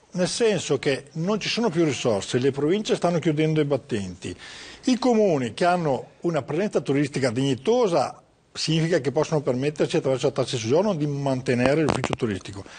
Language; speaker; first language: Italian; native; Italian